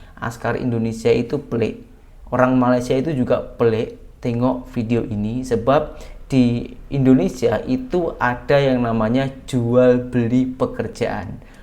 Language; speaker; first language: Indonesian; native; Indonesian